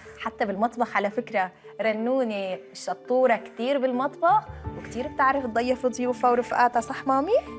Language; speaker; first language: Arabic; native; Arabic